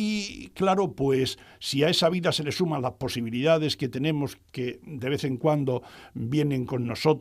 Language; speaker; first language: Spanish; native; Spanish